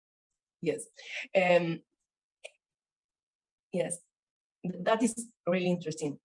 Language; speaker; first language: English; non-native, learner; Spanish